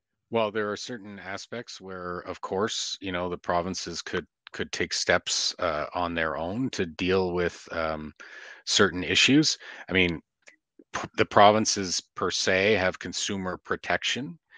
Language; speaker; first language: English; native; English